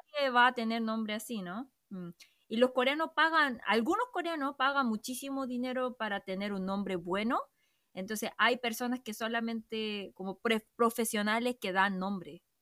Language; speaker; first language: Spanish; non-native, fluent; Korean